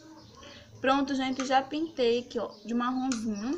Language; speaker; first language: Portuguese; native; Portuguese